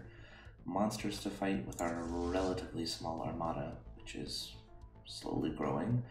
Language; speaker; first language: English; native; English